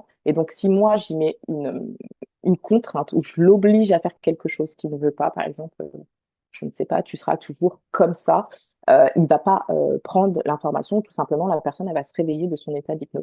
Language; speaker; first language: French; native; French